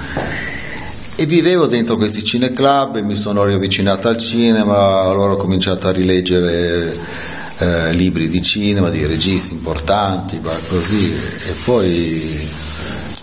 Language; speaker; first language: Italian; native; Italian